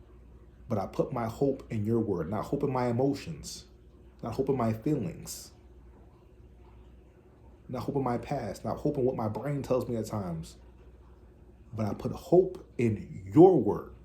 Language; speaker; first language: English; native; English